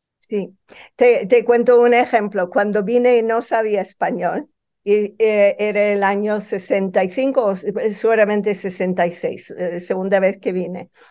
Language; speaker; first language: Spanish; non-native, fluent; English